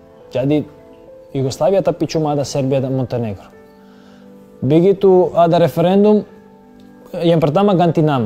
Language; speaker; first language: Indonesian; non-native, fluent; Serbian